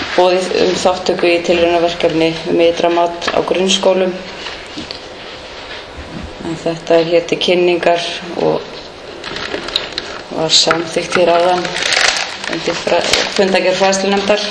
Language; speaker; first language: Icelandic; native; Icelandic